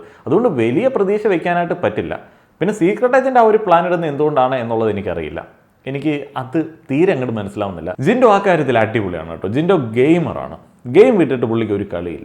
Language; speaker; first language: Malayalam; native; Malayalam